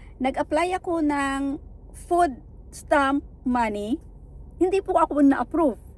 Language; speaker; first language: Filipino; non-native, local second language; Hiligaynon